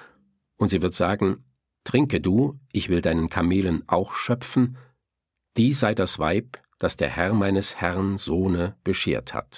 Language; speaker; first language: German; native; German